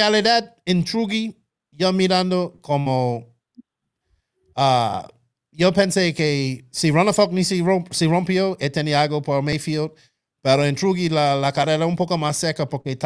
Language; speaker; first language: Spanish; non-native, local second language; English